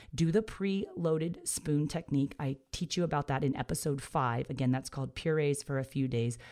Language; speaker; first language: English; native; English